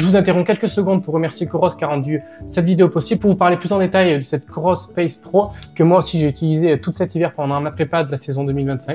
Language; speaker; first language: French; native; French